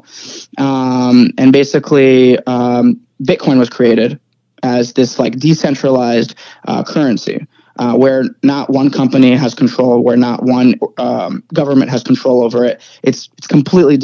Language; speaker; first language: English; native; English